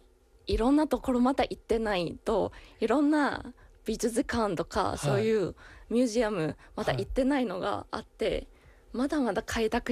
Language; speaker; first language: Japanese; non-native, fluent; Chinese